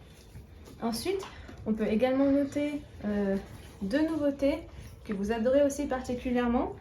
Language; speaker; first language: French; native; French